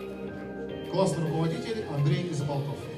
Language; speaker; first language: Russian; native; Russian